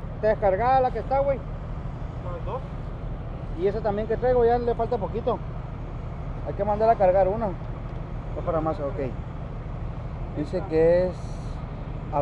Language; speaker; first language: Spanish; native; Spanish